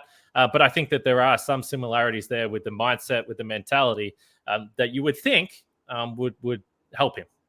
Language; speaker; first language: English; native; English